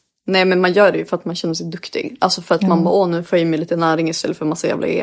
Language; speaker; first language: Swedish; native; Swedish